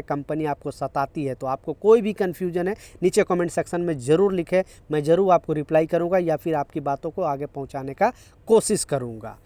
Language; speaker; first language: Hindi; native; Hindi